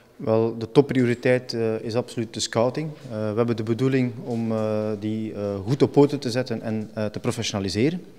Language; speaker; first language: Dutch; native; Dutch